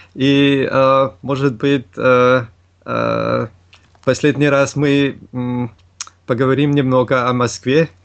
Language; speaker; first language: Russian; non-native, learner; German